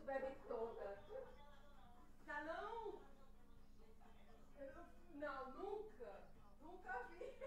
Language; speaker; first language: Portuguese; native; Portuguese